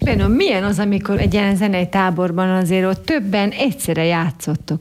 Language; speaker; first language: Hungarian; native; Hungarian